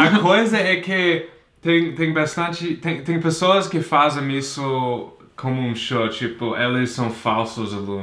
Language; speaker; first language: Portuguese; non-native, fluent; English